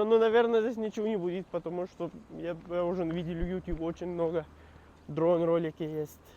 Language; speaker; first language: Russian; non-native, learner; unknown